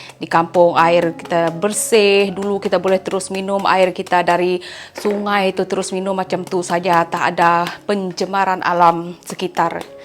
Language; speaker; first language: Malay; non-native, local second language; Iban